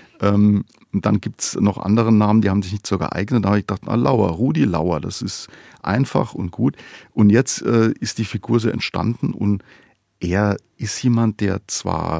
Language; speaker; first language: German; native; German